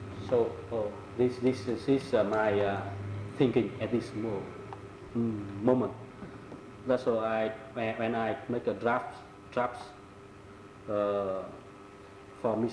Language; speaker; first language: English; non-native, fluent; Vietnamese